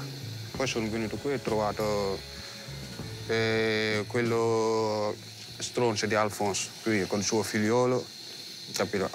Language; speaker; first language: Italian; non-native, learner; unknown